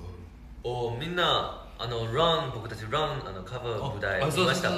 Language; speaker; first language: Japanese; non-native, fluent; Chinese